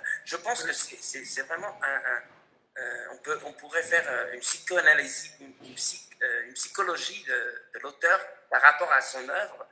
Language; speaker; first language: French; non-native, fluent; Spanish